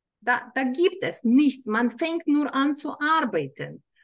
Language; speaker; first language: German; non-native, fluent; Lithuanian